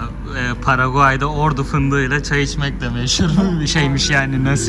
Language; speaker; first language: Turkish; native; Turkish